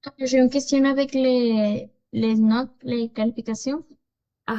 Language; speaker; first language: French; non-native, learner; Spanish